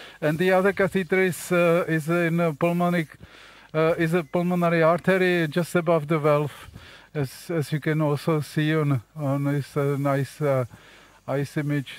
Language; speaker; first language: English; non-native, fluent; Czech